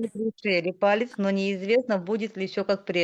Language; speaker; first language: Russian; native; Russian